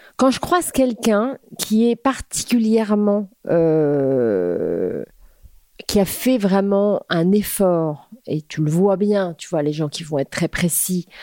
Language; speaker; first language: French; native; French